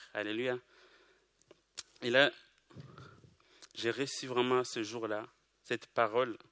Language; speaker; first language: French; non-native, local second language; Kinyarwanda